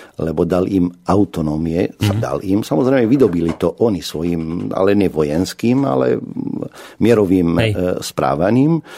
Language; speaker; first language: Slovak; non-native, fluent; Arabic